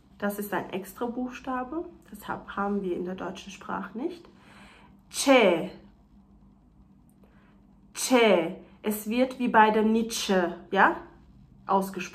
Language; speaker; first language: German; non-native, fluent; Turkish